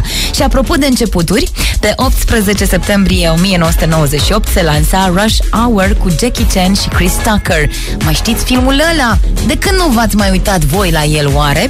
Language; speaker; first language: Romanian; native; Romanian